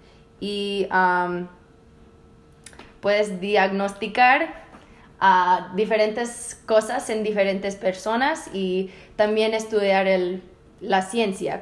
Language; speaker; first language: Spanish; early bilingual, heritage; Spanish